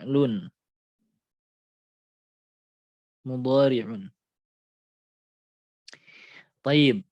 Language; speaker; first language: Arabic; non-native, fluent; Indonesian